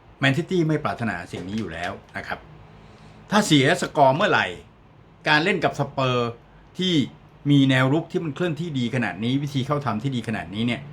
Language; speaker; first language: Thai; native; Thai